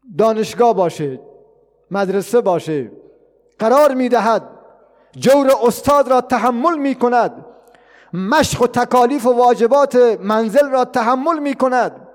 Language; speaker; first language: Persian; non-native, local second language; Baluchi